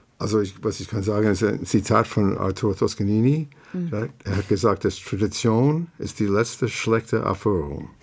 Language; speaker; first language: German; non-native, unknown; English